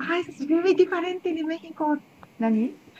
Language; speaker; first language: Spanish; non-native, learner; Japanese